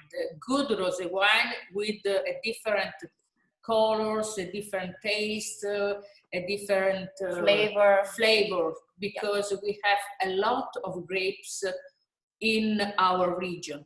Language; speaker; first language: English; non-native, learner; Italian